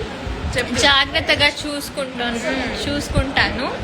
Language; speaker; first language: Telugu; non-native, learner; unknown